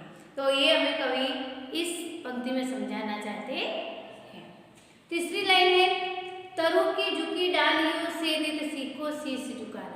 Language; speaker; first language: Hindi; non-native, local second language; Gujarati